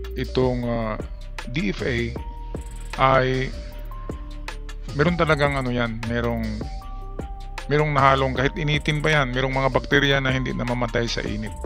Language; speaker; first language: Filipino; non-native, local second language; Cebuano